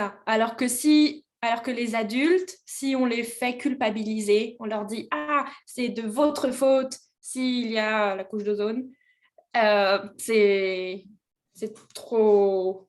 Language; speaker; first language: French; native; French